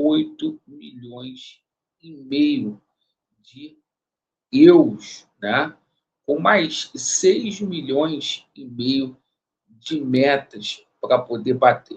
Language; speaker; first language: Portuguese; native; Portuguese